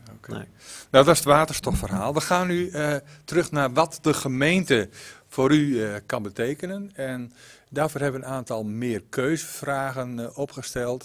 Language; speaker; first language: Dutch; native; Dutch